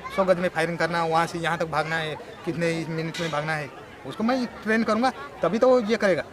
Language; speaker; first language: Hindi; non-native, local second language; Marathi